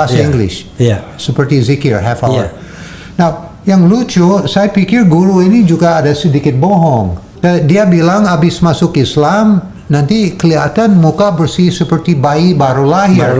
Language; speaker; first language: Indonesian; non-native, learner; English